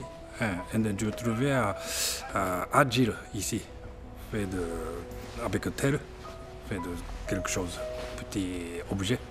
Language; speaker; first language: French; non-native, learner; Japanese